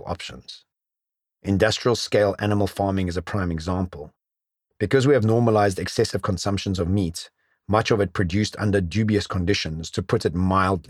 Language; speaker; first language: English; native; English